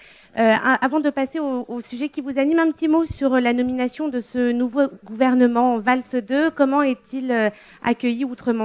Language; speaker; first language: French; native; French